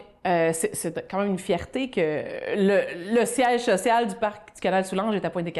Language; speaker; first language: French; native; French